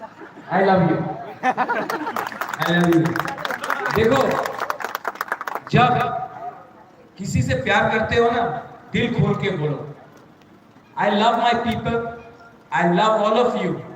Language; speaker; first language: Hindi; non-native, local second language; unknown